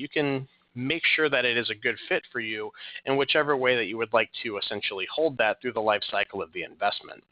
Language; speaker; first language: English; native; English